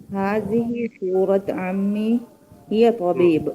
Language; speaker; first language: Arabic; non-native, learner; Divehi